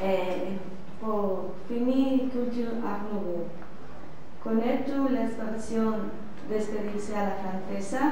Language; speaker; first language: French; non-native, learner; Spanish